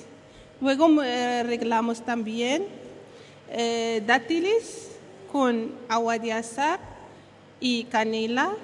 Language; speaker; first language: Spanish; non-native, learner; Arabic